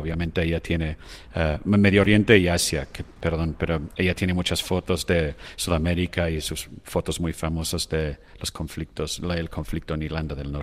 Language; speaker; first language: Spanish; non-native, fluent; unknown